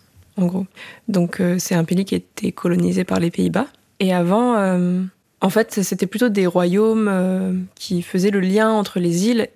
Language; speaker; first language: French; early bilingual, other home language; Indonesian